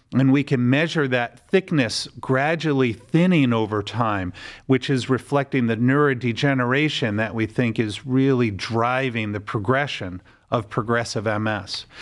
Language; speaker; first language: English; native; English